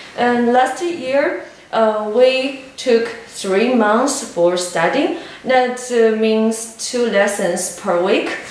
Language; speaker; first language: English; non-native, learner; Chinese